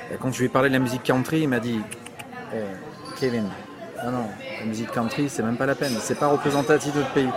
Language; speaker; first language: French; native; French